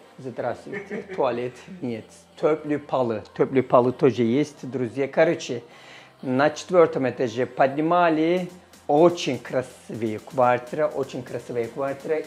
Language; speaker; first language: Russian; non-native, learner; Turkish